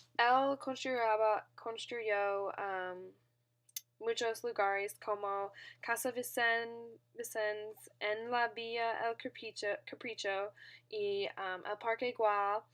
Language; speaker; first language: Spanish; non-native, learner; English